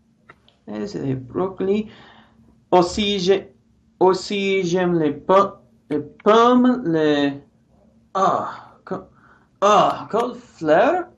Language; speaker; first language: French; non-native, learner; English